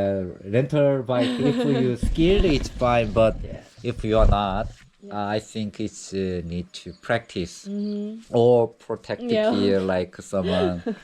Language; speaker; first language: English; non-native, learner; Korean